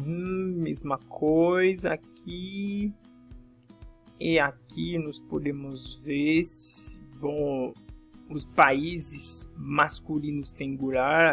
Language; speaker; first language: Portuguese; non-native, fluent; French